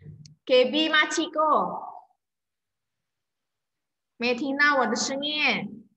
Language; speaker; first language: Chinese; non-native, fluent; Indonesian